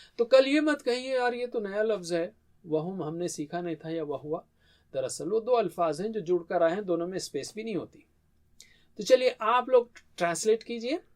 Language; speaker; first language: Urdu; native; Urdu